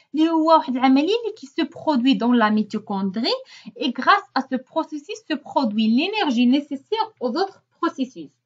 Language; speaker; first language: French; non-native, local second language; Arabic